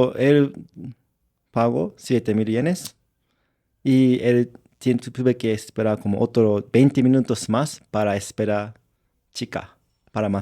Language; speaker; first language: Spanish; non-native, learner; Japanese